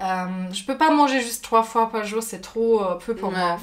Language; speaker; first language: French; non-native, fluent; German